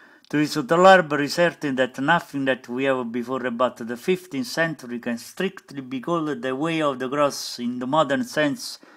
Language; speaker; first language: English; non-native, learner; Italian